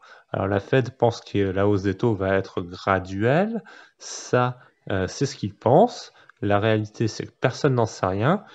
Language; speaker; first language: French; native; French